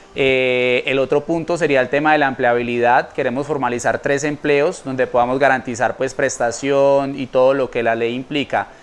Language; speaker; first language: Spanish; native; Spanish